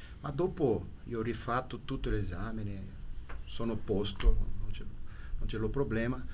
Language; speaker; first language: Italian; non-native, learner; Portuguese